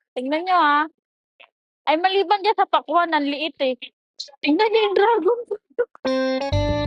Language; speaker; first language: Filipino; native; Filipino